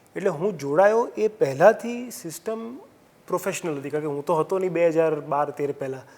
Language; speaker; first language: Gujarati; native; Gujarati